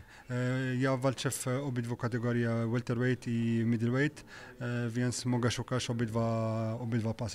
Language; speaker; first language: Polish; non-native, learner; French